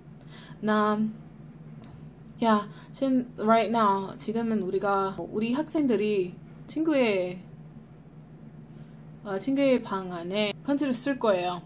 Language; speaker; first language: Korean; non-native, learner; English